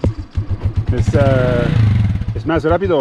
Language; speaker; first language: Spanish; non-native, learner; English